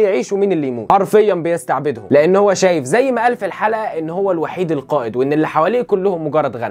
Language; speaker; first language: Arabic; native; Arabic